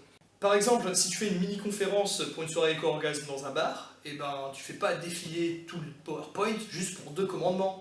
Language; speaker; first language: French; native; French